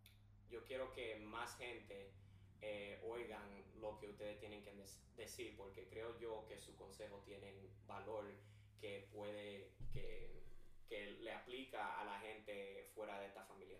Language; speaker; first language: Spanish; early bilingual, heritage; English